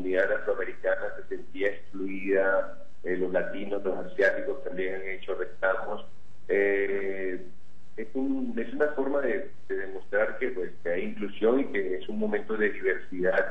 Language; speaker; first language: Spanish; native; Spanish